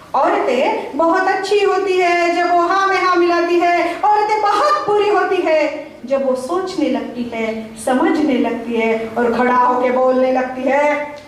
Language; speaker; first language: Hindi; non-native, local second language; Marathi